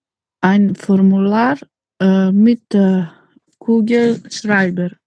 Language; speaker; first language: German; non-native, learner; Macedonian